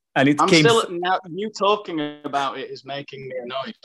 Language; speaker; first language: English; native; English